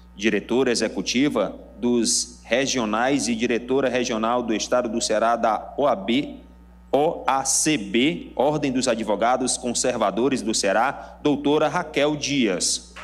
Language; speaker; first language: Portuguese; native; Portuguese